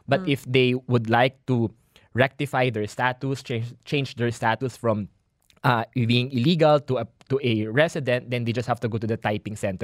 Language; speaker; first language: English; non-native, local second language; Filipino